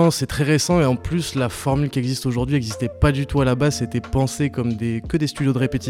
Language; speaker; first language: French; native; French